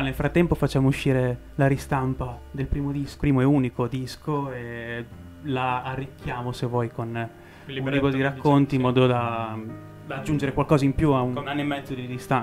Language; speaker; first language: Italian; native; Italian